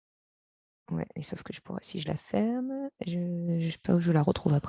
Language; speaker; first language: French; native; French